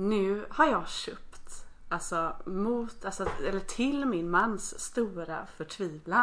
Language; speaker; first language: Swedish; native; Swedish